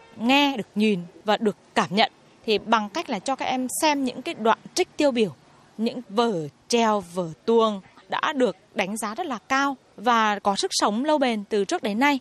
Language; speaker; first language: Vietnamese; native; Vietnamese